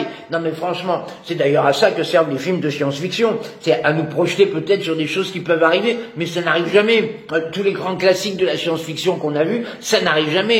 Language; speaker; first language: French; native; French